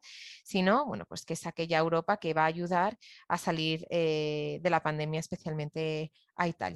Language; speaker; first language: Spanish; native; Spanish